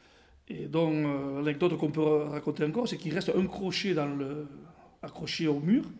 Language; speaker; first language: French; native; French